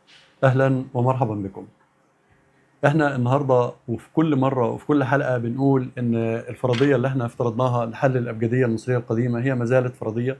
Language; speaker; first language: Arabic; native; Arabic